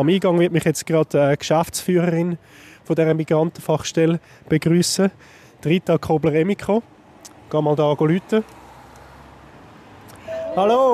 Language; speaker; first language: German; native; German